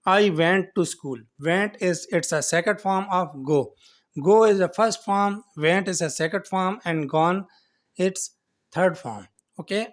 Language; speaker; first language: English; non-native, local second language; Urdu